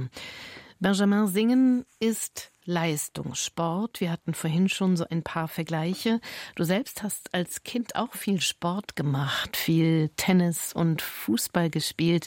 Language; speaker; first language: German; native; German